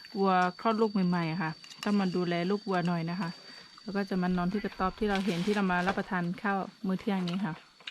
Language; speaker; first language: Thai; non-native, local second language; S'gaw Karen